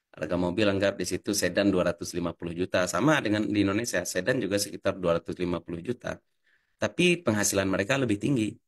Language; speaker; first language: Indonesian; native; Indonesian